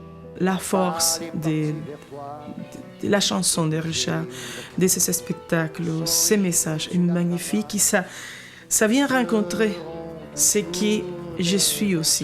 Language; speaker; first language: French; non-native, fluent; Spanish